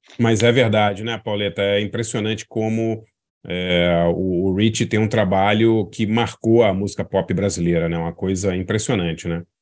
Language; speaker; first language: Portuguese; native; Portuguese